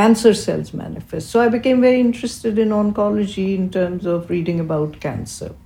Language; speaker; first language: English; non-native, local second language; Urdu